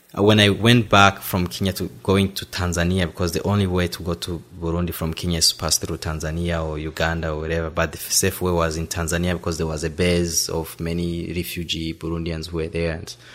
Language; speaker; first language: English; non-native, fluent; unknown